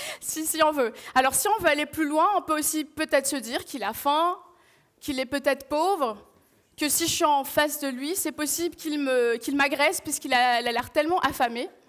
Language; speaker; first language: French; non-native, local second language; Malagasy